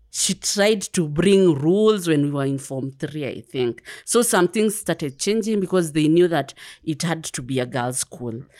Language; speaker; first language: English; non-native, local second language; Kikuyu